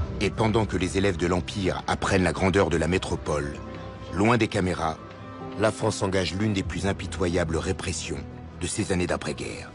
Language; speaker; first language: French; native; French